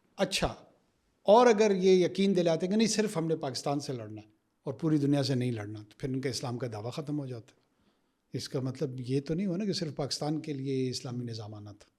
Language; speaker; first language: Urdu; non-native, local second language; Pashto